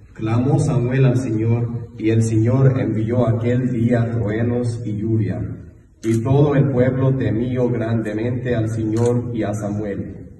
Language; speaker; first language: Spanish; non-native, learner; English